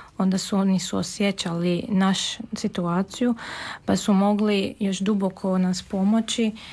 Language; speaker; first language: Serbian; non-native, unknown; Armenian